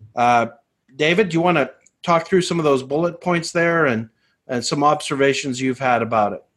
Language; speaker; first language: English; native; English